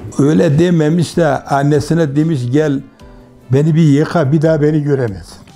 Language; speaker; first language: Turkish; native; Turkish